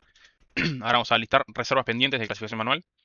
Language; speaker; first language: Spanish; native; Spanish